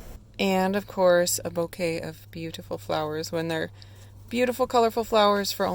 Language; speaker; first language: English; native; English